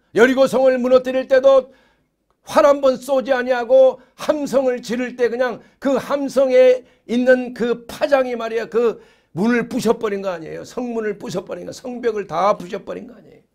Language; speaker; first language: Korean; native; Korean